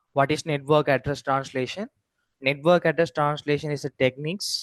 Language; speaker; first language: English; non-native, local second language; Tamil